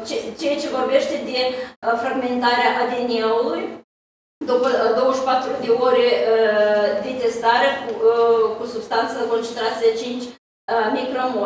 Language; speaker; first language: Romanian; non-native, local second language; Russian